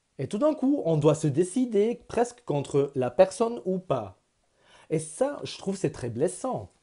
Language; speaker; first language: French; non-native, local second language; German